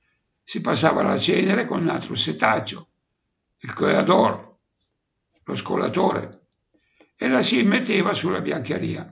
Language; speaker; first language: Italian; native; Italian